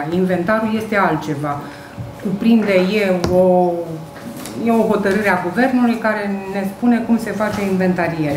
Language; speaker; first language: Romanian; native; Romanian